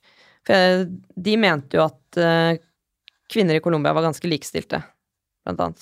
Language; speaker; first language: Norwegian; early bilingual, other home language; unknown